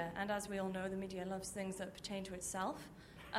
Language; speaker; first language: English; native; English